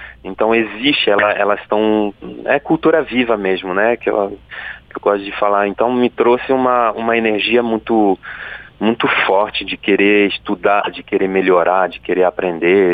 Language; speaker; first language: Portuguese; non-native, fluent; French